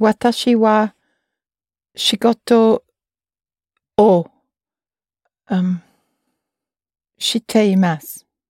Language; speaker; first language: Japanese; non-native, learner; English